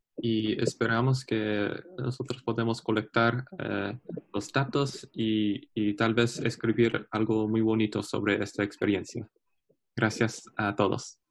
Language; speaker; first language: Spanish; non-native, learner; English